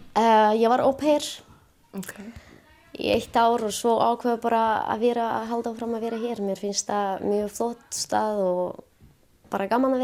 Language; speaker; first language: Icelandic; non-native, learner; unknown